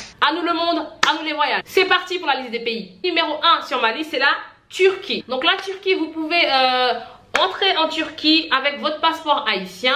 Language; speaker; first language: French; non-native, local second language; Haitian Creole